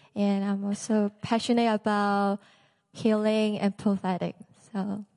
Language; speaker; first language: English; non-native, local second language; Cantonese